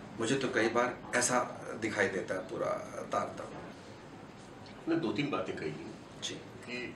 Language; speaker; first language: Hindi; native; Hindi